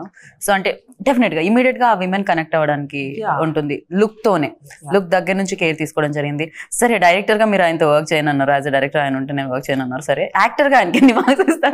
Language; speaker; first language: Telugu; native; Telugu